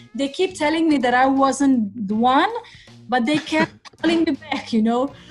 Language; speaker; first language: English; non-native, fluent; Croatian